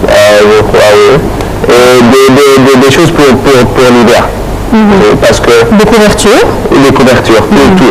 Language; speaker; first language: French; non-native, fluent; Arabic